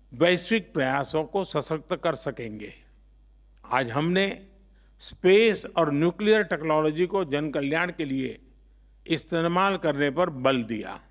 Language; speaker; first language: Hindi; non-native, local second language; Gujarati